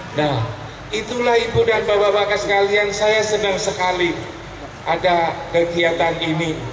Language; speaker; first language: Indonesian; native; Indonesian